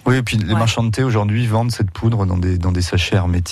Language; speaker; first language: French; native; French